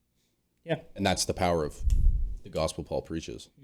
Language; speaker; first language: English; native; English